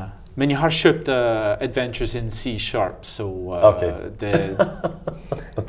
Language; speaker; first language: Swedish; non-native, learner; English